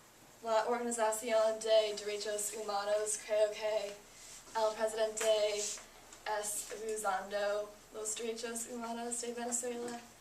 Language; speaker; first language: Spanish; non-native, learner; English